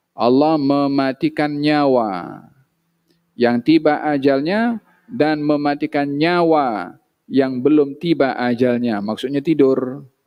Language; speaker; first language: Malay; native; Malay